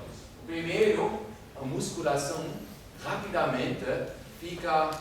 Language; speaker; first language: Portuguese; non-native, fluent; German